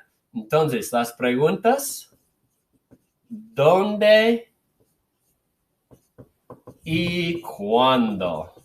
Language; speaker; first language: Spanish; non-native, fluent; English